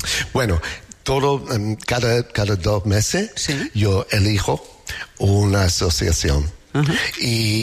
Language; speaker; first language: Spanish; non-native, learner; English